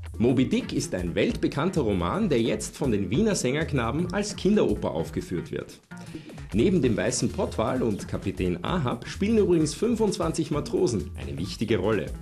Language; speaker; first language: German; native; German